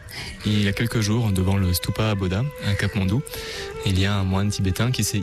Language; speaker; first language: French; native; French